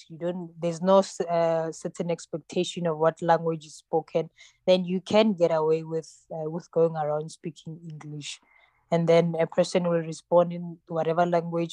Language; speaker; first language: English; non-native, local second language; Tsonga